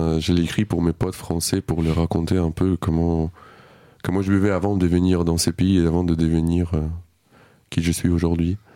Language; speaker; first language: French; non-native, fluent; Russian